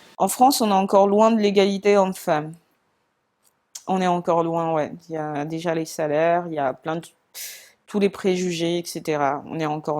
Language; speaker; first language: French; non-native, local second language; Comorian